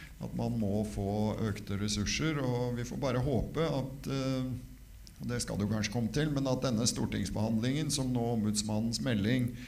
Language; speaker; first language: Norwegian; native; Norwegian